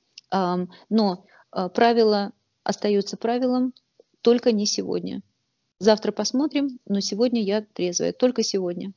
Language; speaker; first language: Russian; native; Russian